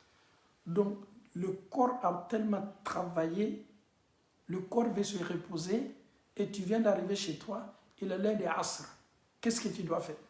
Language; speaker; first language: French; non-native, local second language; Bambara